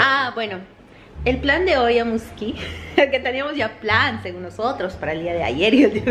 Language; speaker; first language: Spanish; native; Spanish